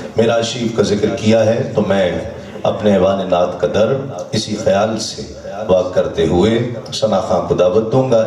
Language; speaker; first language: Urdu; non-native, local second language; Punjabi